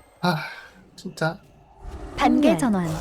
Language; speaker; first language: Korean; native; Korean